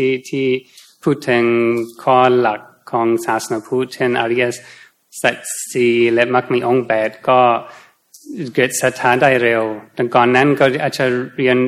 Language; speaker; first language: Thai; non-native, fluent; English